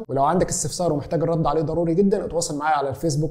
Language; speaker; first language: Arabic; native; Arabic